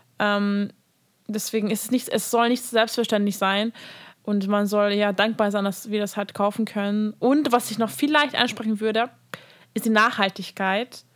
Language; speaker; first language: German; non-native, fluent; Hungarian